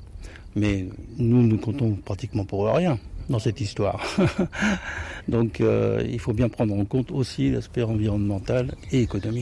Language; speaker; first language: French; native; French